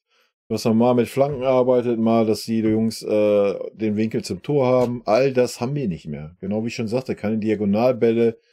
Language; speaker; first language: German; native; German